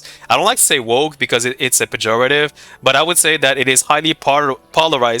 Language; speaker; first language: English; non-native, fluent; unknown